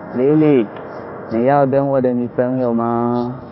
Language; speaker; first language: Chinese; non-native, learner; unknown